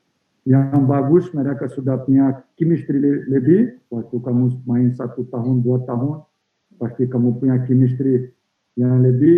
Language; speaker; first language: Indonesian; non-native, fluent; Portuguese